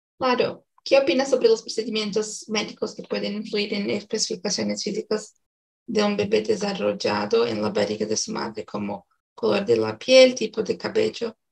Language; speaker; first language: Spanish; non-native, learner; Portuguese